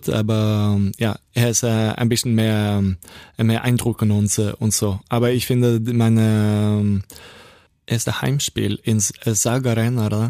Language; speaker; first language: German; non-native, learner; Norwegian